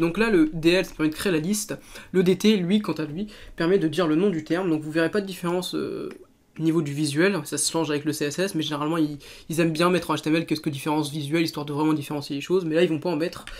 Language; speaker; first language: French; native; French